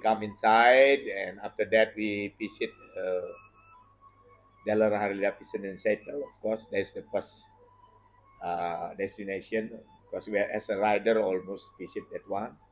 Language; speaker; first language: English; non-native, learner; Indonesian